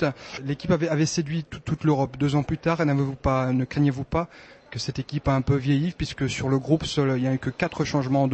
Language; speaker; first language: French; native; French